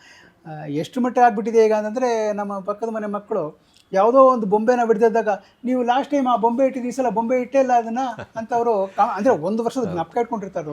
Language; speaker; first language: Kannada; native; Kannada